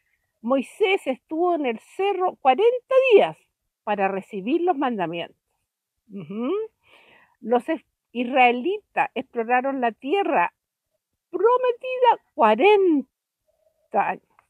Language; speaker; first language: Spanish; native; Spanish